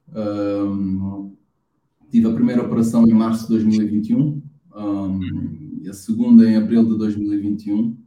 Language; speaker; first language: Portuguese; non-native, local second language; Kabuverdianu